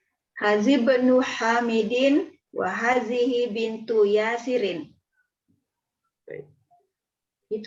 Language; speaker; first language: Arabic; non-native, learner; Indonesian